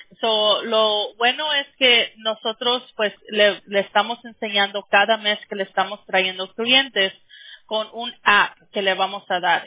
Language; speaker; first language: Spanish; early bilingual, heritage; Spanish